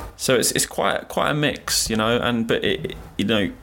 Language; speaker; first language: English; native; English